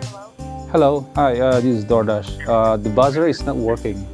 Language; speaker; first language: English; non-native, local second language; Filipino